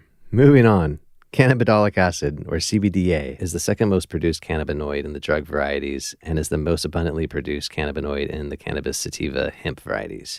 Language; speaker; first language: English; native; English